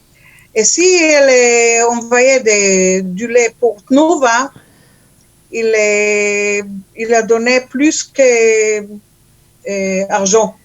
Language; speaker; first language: French; non-native, learner; Hebrew